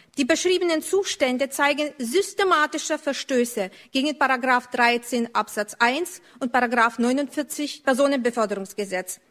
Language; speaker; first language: German; non-native, fluent; Lithuanian